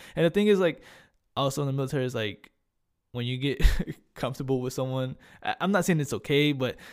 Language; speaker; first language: English; early bilingual, other home language; Spanish